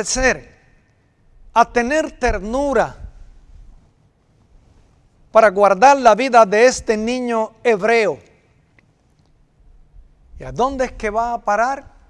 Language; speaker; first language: Spanish; native; Spanish